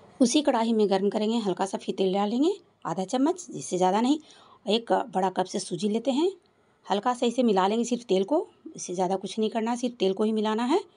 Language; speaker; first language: Hindi; native; Hindi